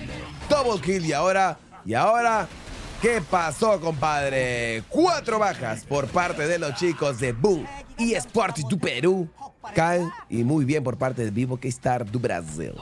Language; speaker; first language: Spanish; native; Spanish